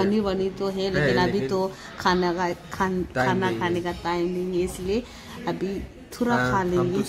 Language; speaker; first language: Hindi; non-native, local second language; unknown